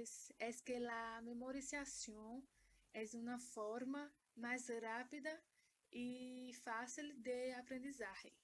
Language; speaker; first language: Spanish; non-native, learner; Portuguese